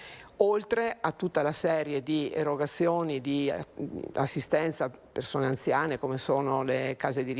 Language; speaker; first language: Italian; native; Italian